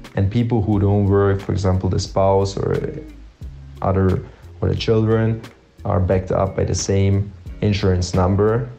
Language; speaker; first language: English; non-native, fluent; German